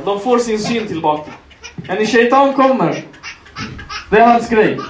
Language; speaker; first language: Swedish; non-native, local second language; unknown